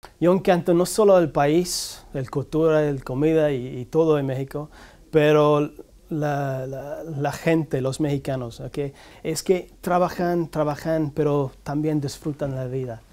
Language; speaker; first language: Spanish; non-native, learner; English